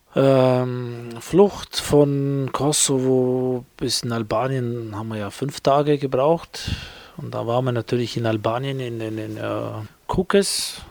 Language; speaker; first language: German; non-native, fluent; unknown